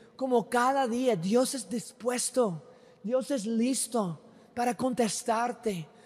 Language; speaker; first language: Spanish; non-native, fluent; English